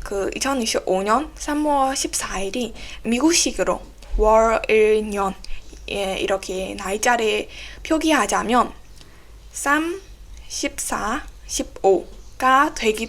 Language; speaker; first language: Korean; non-native, fluent; Burmese